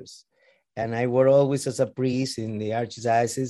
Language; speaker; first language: English; non-native, learner; Spanish